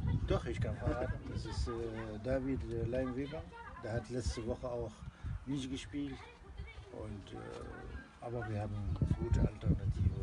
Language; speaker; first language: German; non-native, learner; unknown